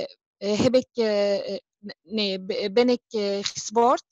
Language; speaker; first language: Dutch; non-native, learner; Arabic